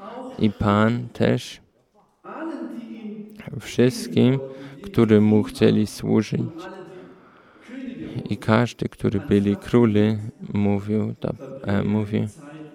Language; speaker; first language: Polish; early bilingual, heritage; Polish